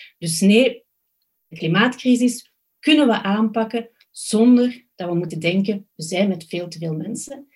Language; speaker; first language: Dutch; native; Dutch